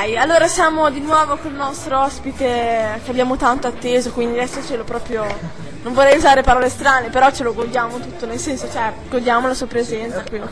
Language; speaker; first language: Italian; native; Italian